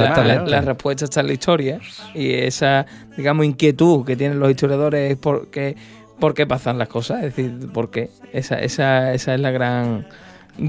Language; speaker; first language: Spanish; native; Spanish